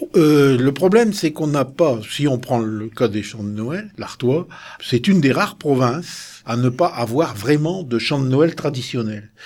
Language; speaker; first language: French; native; French